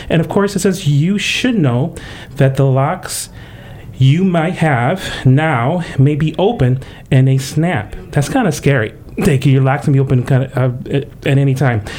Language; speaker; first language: English; early bilingual, other home language; Spanish